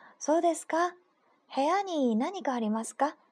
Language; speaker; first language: Japanese; non-native, fluent; Chinese